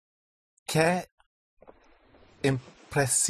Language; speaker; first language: Spanish; non-native, learner; English